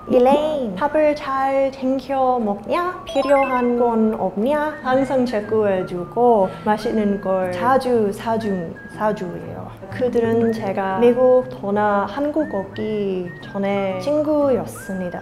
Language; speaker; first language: Korean; non-native, learner; English